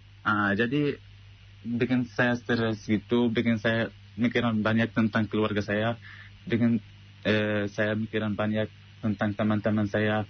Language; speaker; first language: Indonesian; non-native, fluent; Arabic